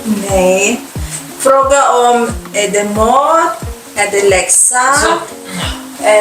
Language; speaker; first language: Swedish; non-native, learner; Filipino